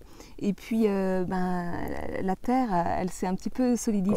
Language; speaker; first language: French; native; French